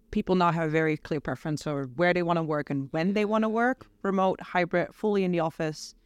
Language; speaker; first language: English; non-native, fluent; Dutch